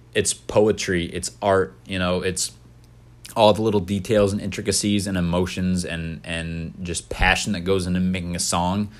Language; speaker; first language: English; native; English